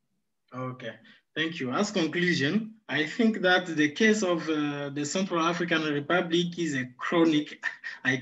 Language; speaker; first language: English; non-native, fluent; Sango